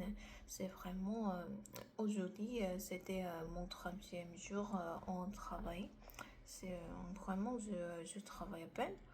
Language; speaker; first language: French; non-native, learner; Korean